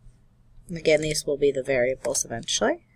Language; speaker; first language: English; native; English